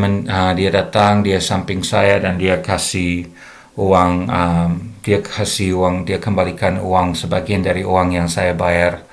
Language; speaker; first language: Indonesian; non-native, fluent; English